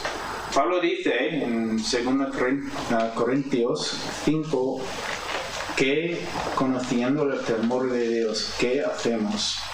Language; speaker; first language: Spanish; non-native, fluent; English